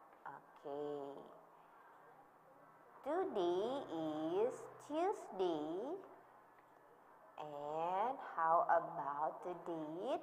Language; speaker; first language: English; non-native, learner; Indonesian